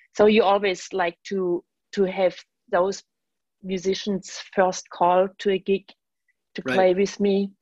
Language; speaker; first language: English; non-native, fluent; German